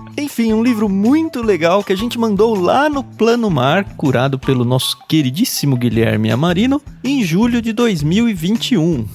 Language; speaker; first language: Portuguese; native; Portuguese